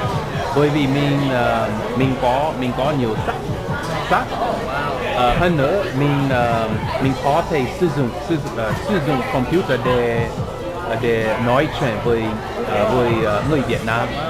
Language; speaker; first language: Vietnamese; non-native, learner; English